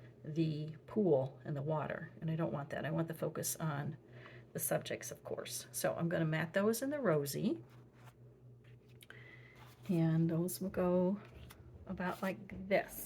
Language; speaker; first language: English; native; English